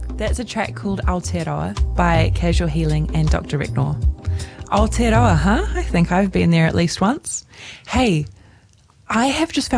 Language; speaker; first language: English; native; English